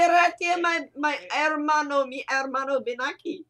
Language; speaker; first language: Spanish; non-native, learner; English